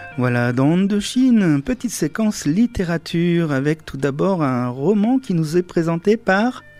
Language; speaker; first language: French; native; French